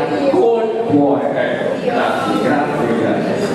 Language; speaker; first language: Italian; native; Italian